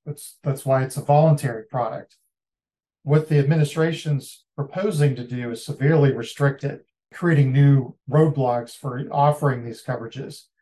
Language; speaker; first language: English; native; English